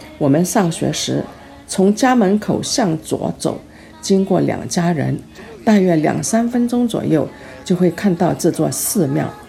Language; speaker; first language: Chinese; early bilingual, heritage; Chinese